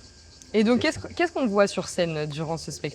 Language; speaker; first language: French; native; French